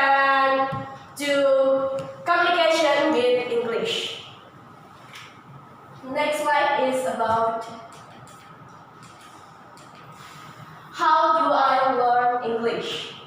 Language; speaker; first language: English; non-native, learner; Indonesian